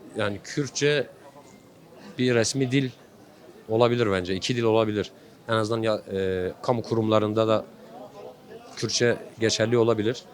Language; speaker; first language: Turkish; non-native, local second language; Kurdish